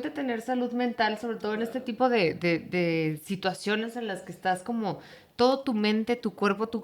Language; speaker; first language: Spanish; native; Spanish